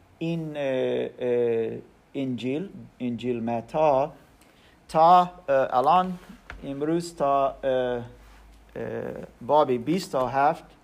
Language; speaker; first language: Persian; non-native, learner; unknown